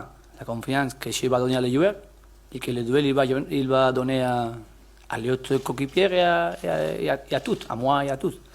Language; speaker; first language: French; non-native, learner; Spanish